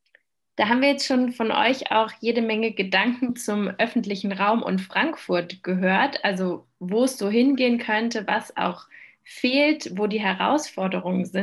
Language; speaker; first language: German; native; German